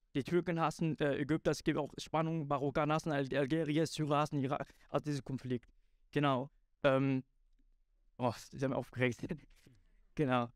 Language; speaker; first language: German; non-native, fluent; Arabic